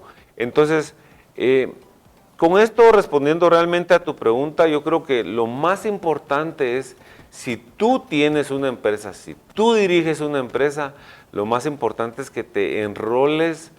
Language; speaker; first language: Spanish; native; Spanish